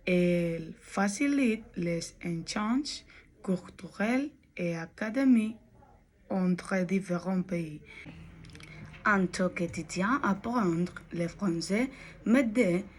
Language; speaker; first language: French; non-native, learner; Spanish